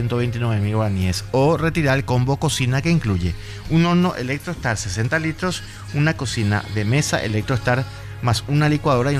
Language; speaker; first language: Spanish; native; Spanish